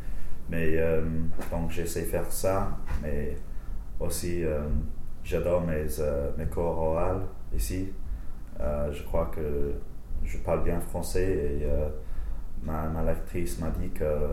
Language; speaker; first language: French; non-native, fluent; English